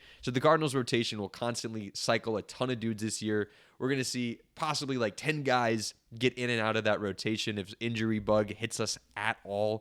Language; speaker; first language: English; native; English